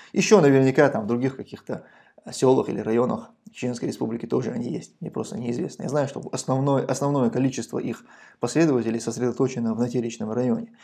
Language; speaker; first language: Russian; non-native, local second language; Chechen